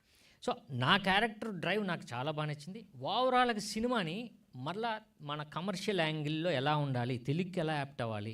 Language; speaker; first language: Telugu; native; Telugu